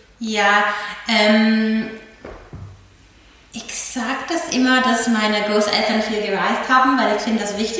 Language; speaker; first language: German; non-native, fluent; English